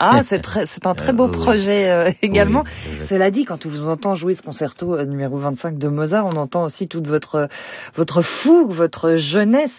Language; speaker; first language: French; native; French